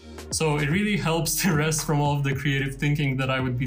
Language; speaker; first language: English; non-native, fluent; Lithuanian